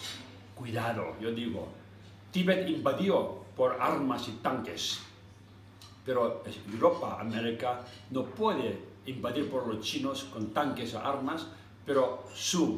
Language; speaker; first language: Spanish; non-native, learner; Tibetan